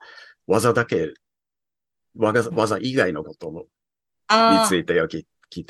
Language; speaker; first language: Japanese; early bilingual, heritage; English